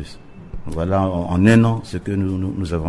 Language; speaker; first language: French; non-native, local second language; Sango